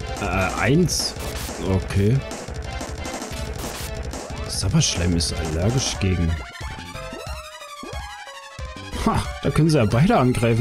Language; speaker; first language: German; native; German